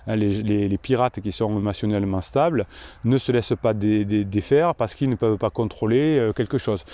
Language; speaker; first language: French; native; French